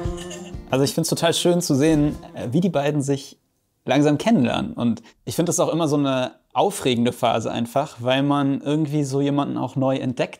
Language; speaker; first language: German; native; German